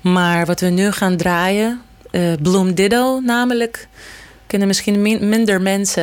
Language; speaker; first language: Dutch; non-native, fluent; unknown